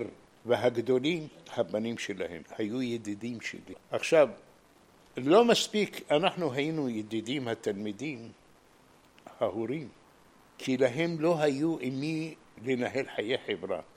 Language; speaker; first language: Hebrew; non-native, fluent; Arabic